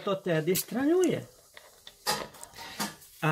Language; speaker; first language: Polish; early bilingual, heritage; Polish